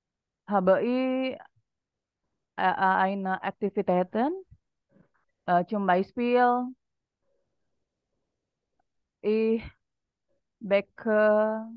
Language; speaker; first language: German; non-native, learner; Indonesian